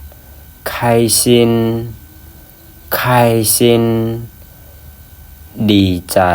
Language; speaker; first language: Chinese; non-native, fluent; Lao